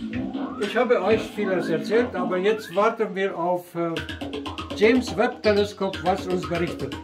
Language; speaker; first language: German; non-native, fluent; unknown